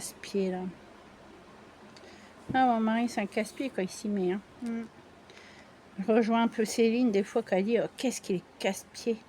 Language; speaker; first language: French; native; French